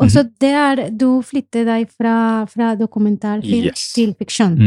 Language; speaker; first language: Norwegian; non-native, fluent; Spanish